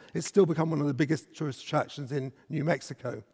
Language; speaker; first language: English; native; English